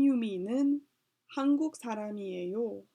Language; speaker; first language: Korean; non-native, learner; English